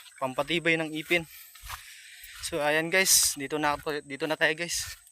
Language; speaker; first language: Filipino; non-native, local second language; Cebuano